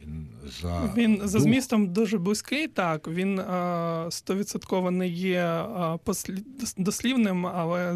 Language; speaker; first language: Ukrainian; non-native, local second language; Crimean Tatar